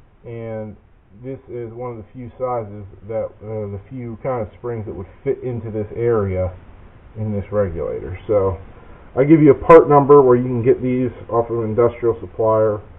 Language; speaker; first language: English; native; English